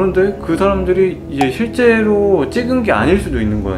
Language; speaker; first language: Korean; native; Korean